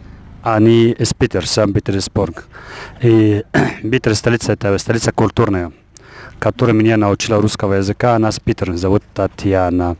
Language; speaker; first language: Russian; non-native, learner; Arabic